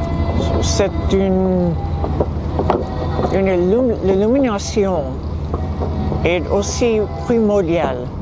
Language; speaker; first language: French; non-native, learner; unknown